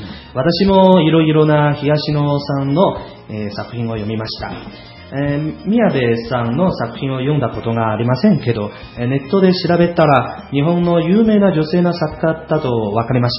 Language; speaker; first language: Japanese; non-native, fluent; Chinese